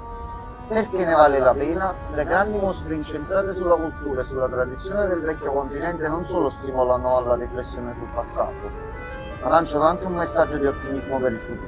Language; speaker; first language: Italian; native; Italian